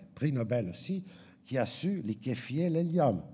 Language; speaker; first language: French; native; French